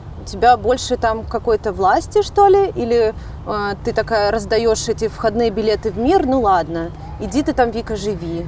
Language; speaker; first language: Russian; native; Russian